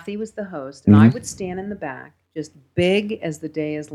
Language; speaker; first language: English; native; English